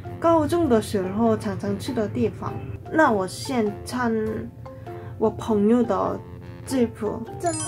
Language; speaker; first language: Chinese; non-native, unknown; Korean